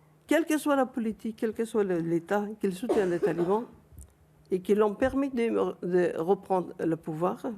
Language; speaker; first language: French; non-native, fluent; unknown